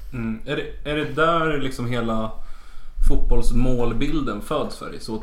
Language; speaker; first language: Swedish; native; Swedish